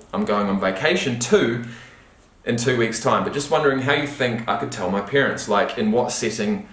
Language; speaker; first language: English; native; English